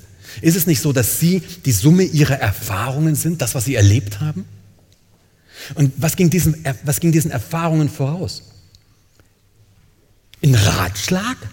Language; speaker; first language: German; native; German